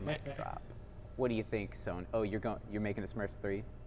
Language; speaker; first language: English; native; English